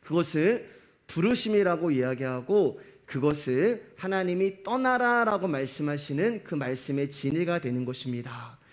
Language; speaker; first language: Korean; native; Korean